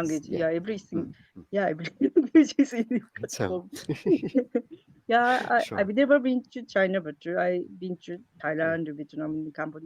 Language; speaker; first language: English; non-native, learner; Japanese